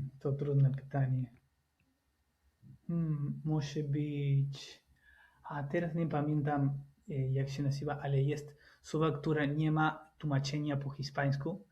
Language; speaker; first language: Polish; non-native, learner; Spanish